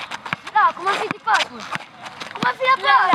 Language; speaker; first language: French; non-native, learner; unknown